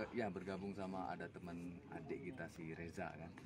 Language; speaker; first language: Indonesian; native; Indonesian